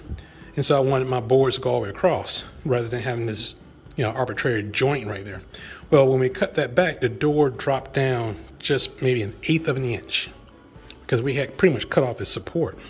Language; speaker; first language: English; native; English